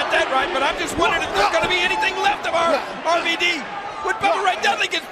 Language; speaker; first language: English; native; English